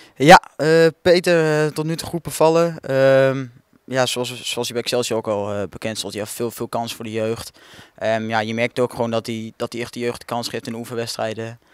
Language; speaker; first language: Dutch; native; Dutch